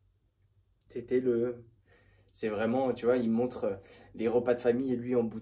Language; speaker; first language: French; native; French